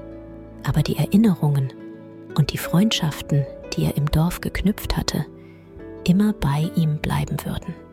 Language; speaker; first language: German; native; German